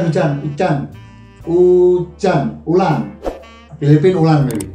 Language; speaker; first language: English; non-native, learner; Indonesian